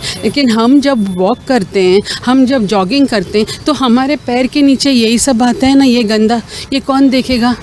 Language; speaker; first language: Hindi; non-native, local second language; Marathi